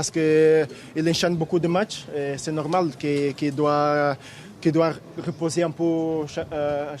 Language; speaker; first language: French; non-native, fluent; Portuguese